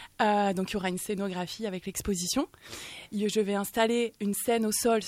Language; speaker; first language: French; native; French